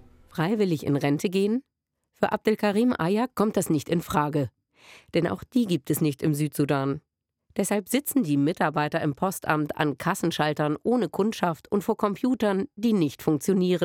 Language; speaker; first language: German; native; German